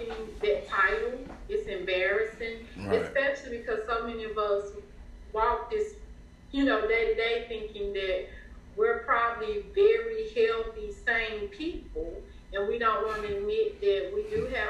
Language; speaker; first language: English; native; English